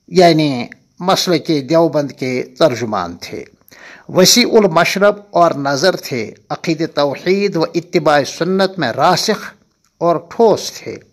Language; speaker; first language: Urdu; non-native, local second language; Kashmiri